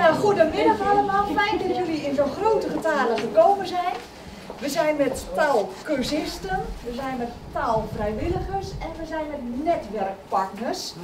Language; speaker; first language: Dutch; native; Dutch